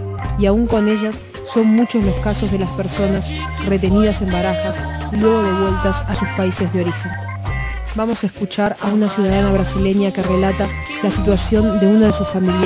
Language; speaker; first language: Spanish; native; Spanish